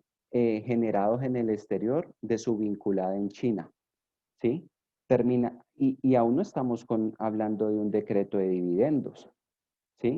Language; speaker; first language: Spanish; native; Spanish